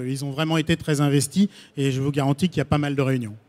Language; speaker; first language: French; native; French